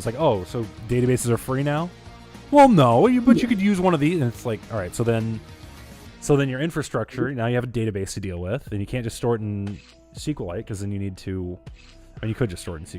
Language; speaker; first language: English; native; English